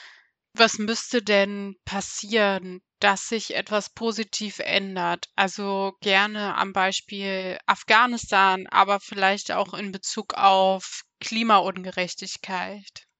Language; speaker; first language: German; native; German